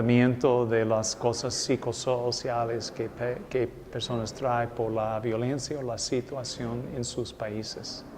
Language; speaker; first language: Spanish; non-native, fluent; English